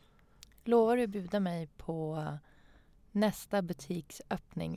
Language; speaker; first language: Swedish; non-native, fluent; Persian